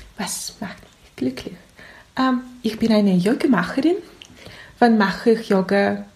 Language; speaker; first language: German; non-native, learner; Russian